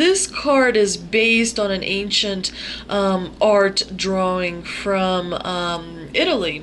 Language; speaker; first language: English; native; English